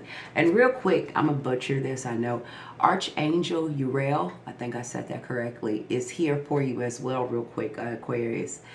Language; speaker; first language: English; native; English